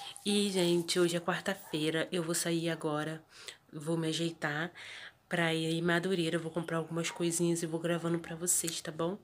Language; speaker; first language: Portuguese; native; Portuguese